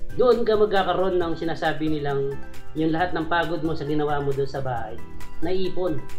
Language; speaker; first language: Filipino; non-native, local second language; Cebuano